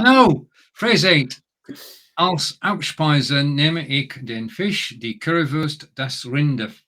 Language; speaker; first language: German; non-native, learner; English